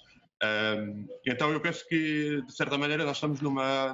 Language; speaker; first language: Portuguese; native; Portuguese